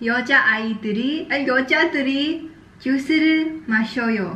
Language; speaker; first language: Korean; non-native, learner; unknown